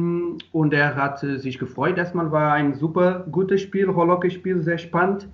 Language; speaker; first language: German; non-native, learner; Portuguese